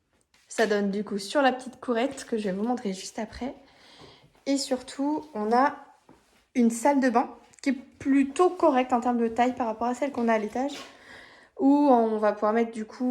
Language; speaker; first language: French; native; French